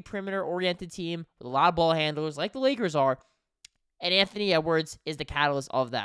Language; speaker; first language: English; native; English